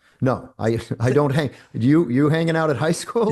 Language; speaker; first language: English; native; English